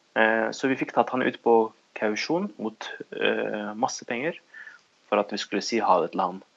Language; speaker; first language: Norwegian; early bilingual, other home language; Kurdish